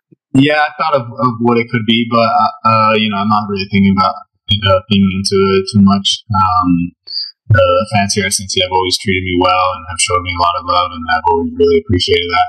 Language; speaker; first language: English; early bilingual, other home language; Spanish